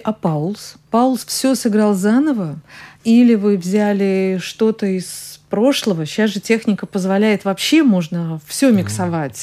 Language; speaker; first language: Russian; native; Russian